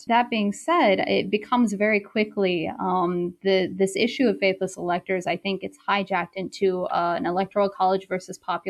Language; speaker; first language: English; native; English